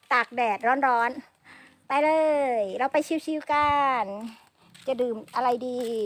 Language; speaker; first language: Thai; native; Thai